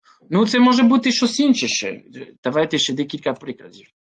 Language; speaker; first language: Ukrainian; non-native, fluent; French